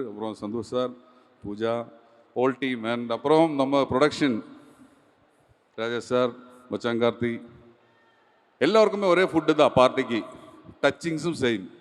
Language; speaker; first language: Tamil; non-native, learner; Malayalam